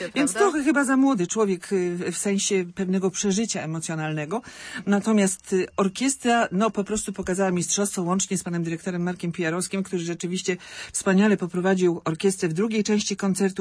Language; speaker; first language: Polish; native; Polish